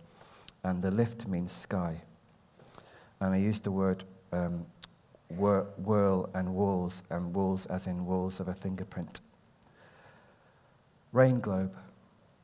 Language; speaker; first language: English; native; English